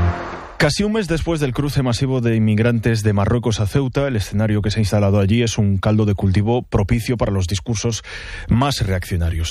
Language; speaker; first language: Spanish; native; Spanish